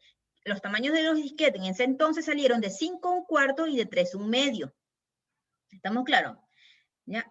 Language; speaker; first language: Spanish; native; Spanish